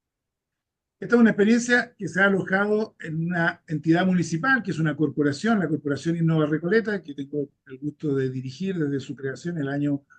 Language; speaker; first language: Spanish; native; Spanish